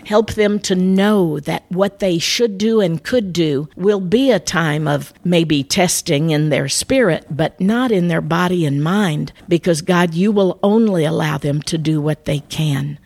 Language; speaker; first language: English; native; English